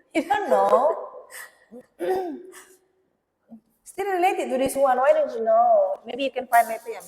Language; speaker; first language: English; non-native, local second language; Indonesian